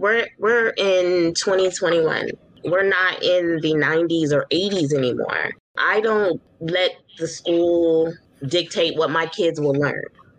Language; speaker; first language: English; native; English